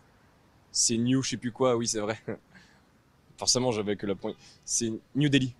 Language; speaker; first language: French; native; French